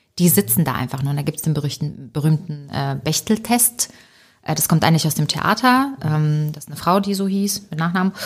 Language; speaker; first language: German; early bilingual, other home language; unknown